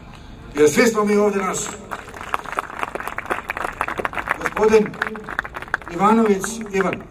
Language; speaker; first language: Bosnian; native; Bosnian